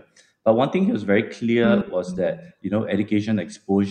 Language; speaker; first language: English; non-native, local second language; Min Nan Chinese